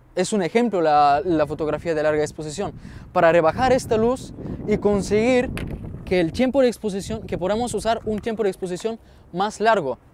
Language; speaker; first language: Spanish; non-native, fluent; Bulgarian